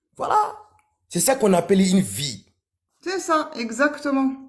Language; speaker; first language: French; native; French